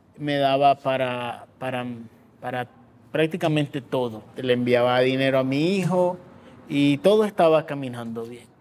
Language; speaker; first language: Spanish; native; Spanish